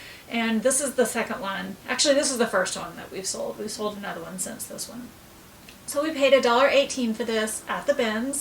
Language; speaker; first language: English; native; English